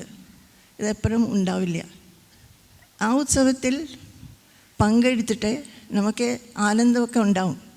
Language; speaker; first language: Malayalam; non-native, fluent; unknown